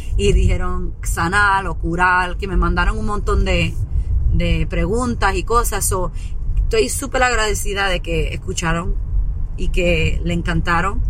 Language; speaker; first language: Spanish; early bilingual, heritage; Spanish